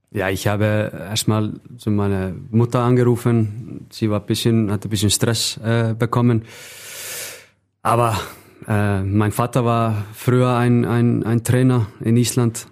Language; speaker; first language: German; non-native, fluent; Icelandic